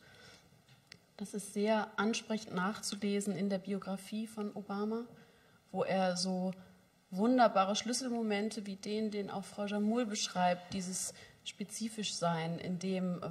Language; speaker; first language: German; native; German